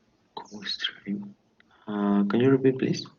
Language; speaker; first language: English; non-native, learner; Spanish